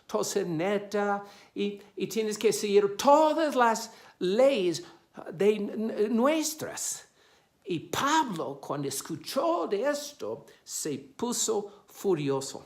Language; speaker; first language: Spanish; non-native, fluent; English